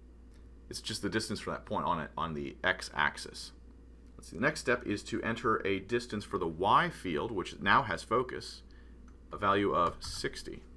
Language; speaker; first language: English; native; English